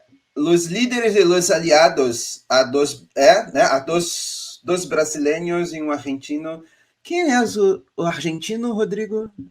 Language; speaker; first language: Spanish; non-native, learner; Portuguese